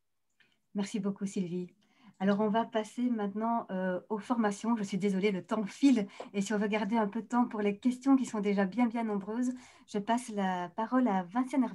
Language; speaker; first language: French; native; French